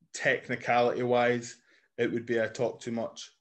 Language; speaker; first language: English; native; English